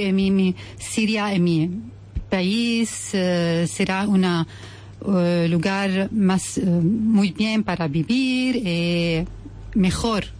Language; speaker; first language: Spanish; non-native, learner; Arabic